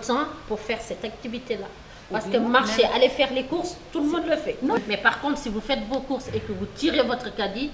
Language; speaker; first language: French; native; French